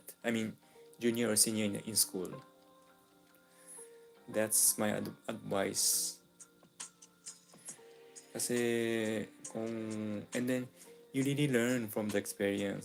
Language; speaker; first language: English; non-native, local second language; Filipino